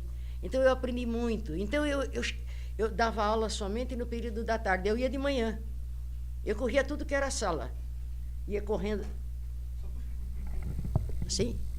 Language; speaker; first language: Portuguese; native; Portuguese